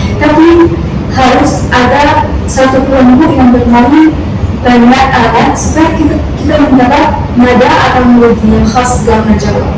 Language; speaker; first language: Indonesian; non-native, fluent; Arabic